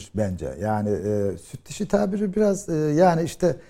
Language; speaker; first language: Turkish; native; Turkish